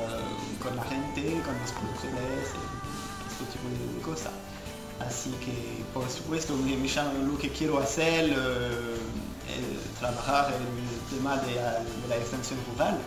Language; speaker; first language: Spanish; non-native, fluent; French